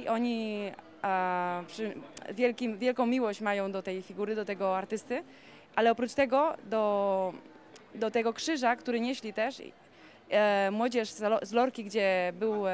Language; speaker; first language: Polish; early bilingual, heritage; Polish